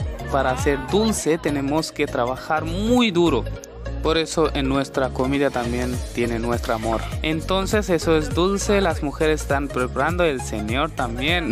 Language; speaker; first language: Spanish; non-native, learner; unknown